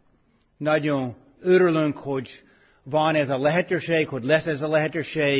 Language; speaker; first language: Hungarian; non-native, fluent; English